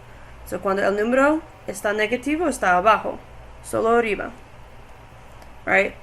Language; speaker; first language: Spanish; non-native, learner; English